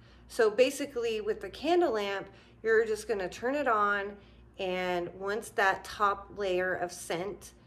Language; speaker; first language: English; native; English